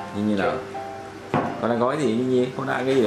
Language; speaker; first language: Czech; non-native, learner; Vietnamese